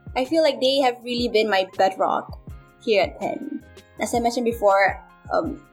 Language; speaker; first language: English; non-native, local second language; Malay